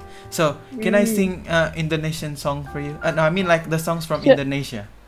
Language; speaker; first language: English; non-native, learner; Indonesian